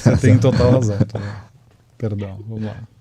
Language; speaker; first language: Portuguese; native; Portuguese